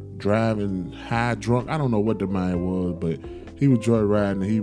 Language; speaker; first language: English; native; English